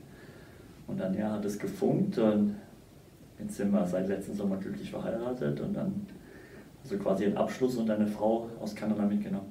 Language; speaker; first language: German; native; German